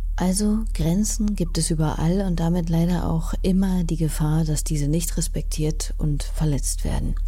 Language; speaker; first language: German; native; German